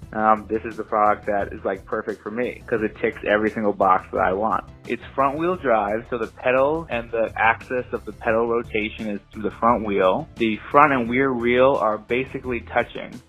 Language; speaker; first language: English; native; English